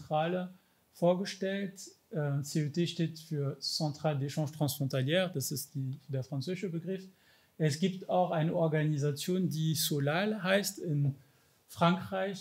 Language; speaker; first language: German; non-native, fluent; French